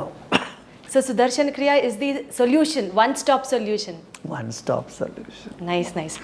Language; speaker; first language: Telugu; native; Telugu